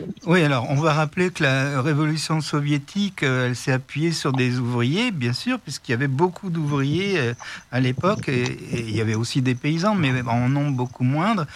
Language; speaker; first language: French; native; French